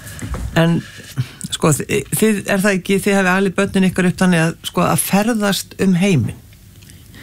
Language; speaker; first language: Icelandic; native; Icelandic